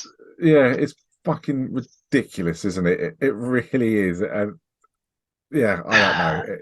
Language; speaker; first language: English; native; English